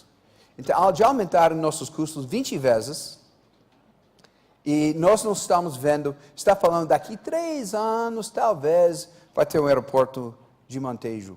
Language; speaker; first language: Portuguese; non-native, fluent; English